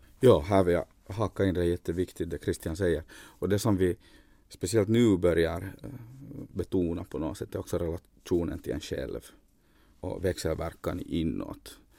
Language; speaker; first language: Swedish; native; Swedish